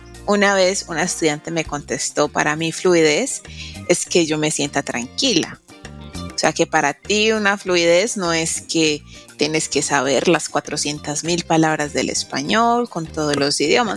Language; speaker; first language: Spanish; native; Spanish